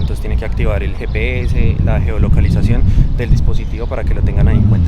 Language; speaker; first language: Spanish; native; Spanish